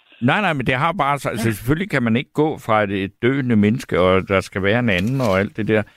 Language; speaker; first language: Danish; native; Danish